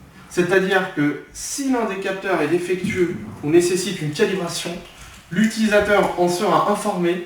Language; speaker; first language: French; native; French